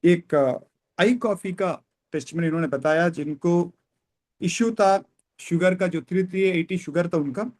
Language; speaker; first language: Hindi; non-native, local second language; Kannada